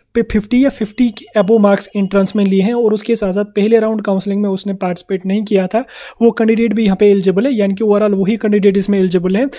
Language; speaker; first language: Hindi; non-native, local second language; Kashmiri